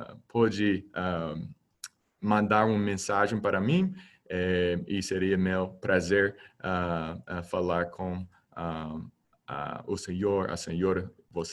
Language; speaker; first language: Portuguese; non-native, learner; English